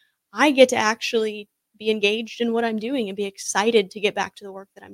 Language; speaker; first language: English; native; English